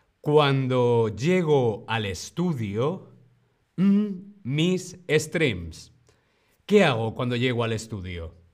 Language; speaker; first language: Spanish; non-native, fluent; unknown